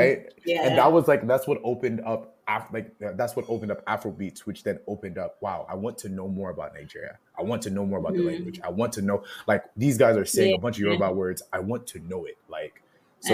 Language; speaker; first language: English; native; English